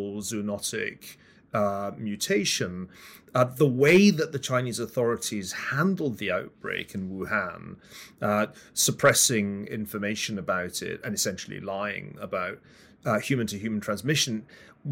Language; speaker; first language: English; native; English